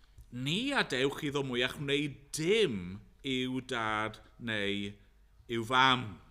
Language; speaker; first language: Welsh; native; Welsh